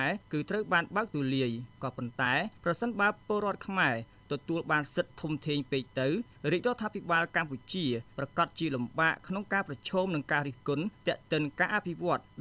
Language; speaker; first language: Khmer; native; Khmer